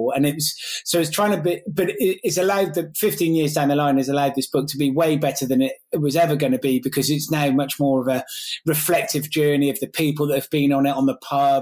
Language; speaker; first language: English; native; English